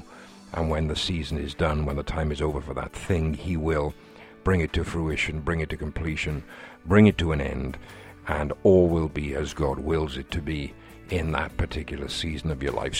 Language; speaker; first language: English; native; English